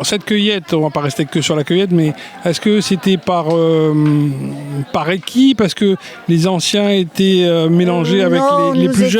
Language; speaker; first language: French; native; French